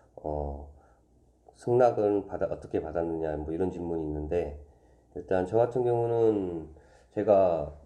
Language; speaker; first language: Korean; native; Korean